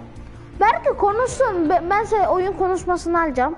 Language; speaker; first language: Turkish; early bilingual, heritage; Turkish